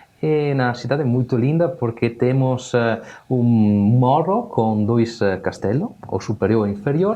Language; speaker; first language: Portuguese; non-native, learner; Italian